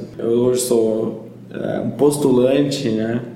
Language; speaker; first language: Portuguese; native; Portuguese